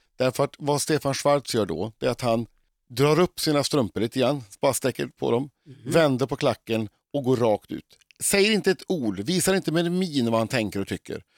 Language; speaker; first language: Swedish; native; Swedish